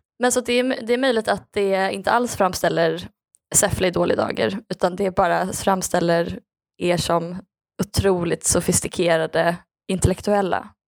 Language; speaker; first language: Swedish; native; Swedish